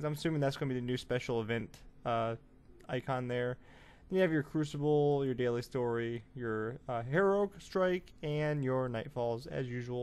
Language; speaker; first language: English; native; English